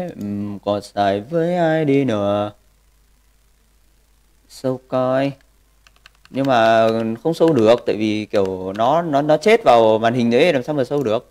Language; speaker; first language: Vietnamese; native; Vietnamese